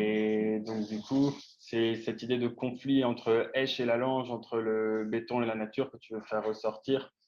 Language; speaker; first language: French; native; French